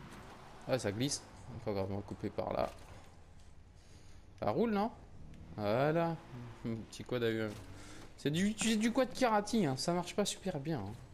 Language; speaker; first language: French; native; French